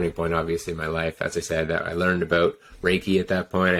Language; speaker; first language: English; native; English